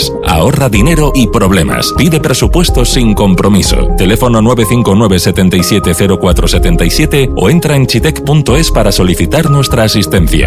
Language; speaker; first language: Spanish; native; Spanish